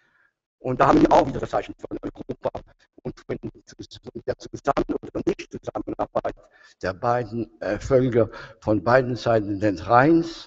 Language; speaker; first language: German; non-native, fluent; French